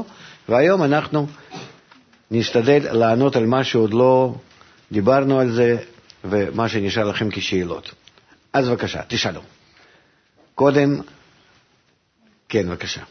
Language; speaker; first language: Hebrew; non-native, fluent; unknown